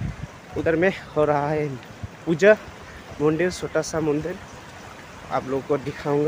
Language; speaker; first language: Hindi; non-native, local second language; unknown